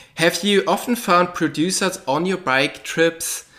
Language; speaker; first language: English; non-native, fluent; German